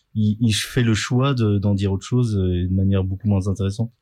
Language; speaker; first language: French; native; French